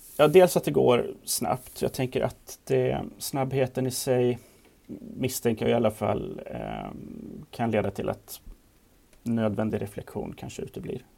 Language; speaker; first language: Swedish; native; Swedish